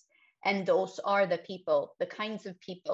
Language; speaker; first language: English; non-native, fluent; Swedish